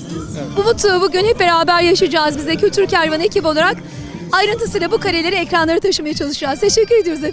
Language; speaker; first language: Turkish; native; Turkish